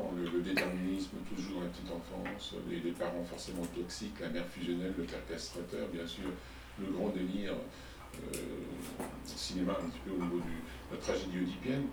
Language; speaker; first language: French; native; French